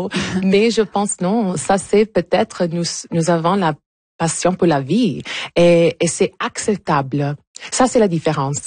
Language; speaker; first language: French; non-native, local second language; English